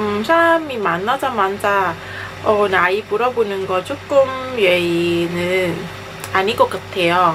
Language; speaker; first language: Korean; non-native, fluent; Cantonese